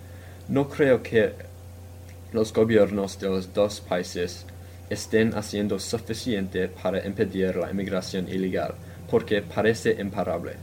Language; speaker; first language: Spanish; non-native, fluent; English